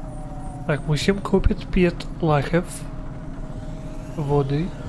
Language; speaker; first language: Czech; non-native, learner; Ukrainian